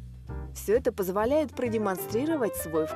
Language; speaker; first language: Russian; native; Russian